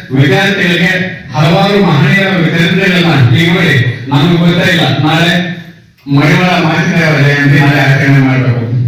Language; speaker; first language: Kannada; non-native, local second language; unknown